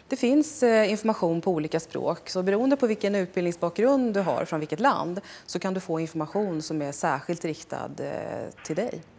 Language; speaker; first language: Swedish; native; Swedish